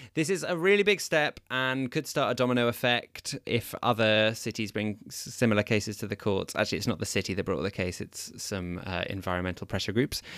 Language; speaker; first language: English; native; English